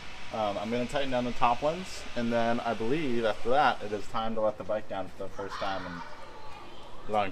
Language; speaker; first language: English; native; English